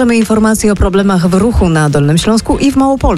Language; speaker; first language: Polish; native; Polish